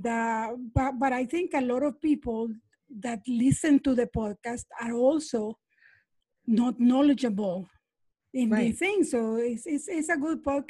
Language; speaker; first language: English; non-native, fluent; Spanish